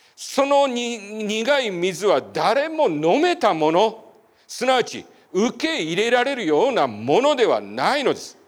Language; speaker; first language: Japanese; native; Japanese